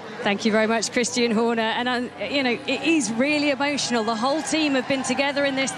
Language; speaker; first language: English; native; English